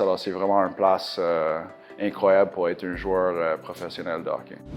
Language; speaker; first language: French; non-native, local second language; English